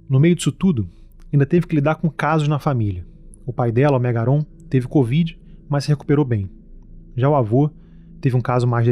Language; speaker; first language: Portuguese; native; Portuguese